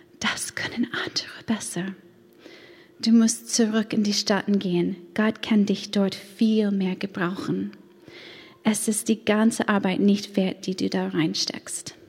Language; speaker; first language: German; non-native, fluent; English